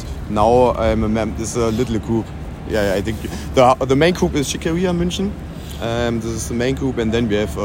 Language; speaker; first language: English; non-native, learner; German